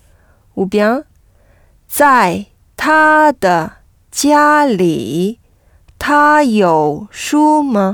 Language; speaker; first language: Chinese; non-native, learner; French